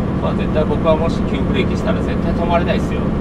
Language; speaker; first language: Japanese; native; Japanese